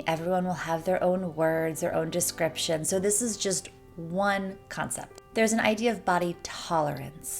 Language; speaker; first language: English; native; English